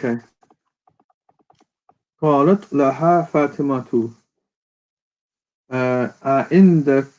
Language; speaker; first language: Arabic; non-native, learner; English